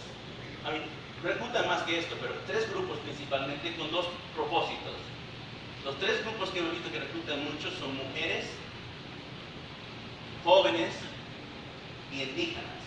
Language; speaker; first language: Spanish; early bilingual, heritage; Spanish